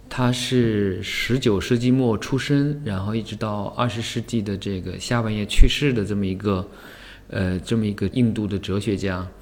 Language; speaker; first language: Chinese; native; Chinese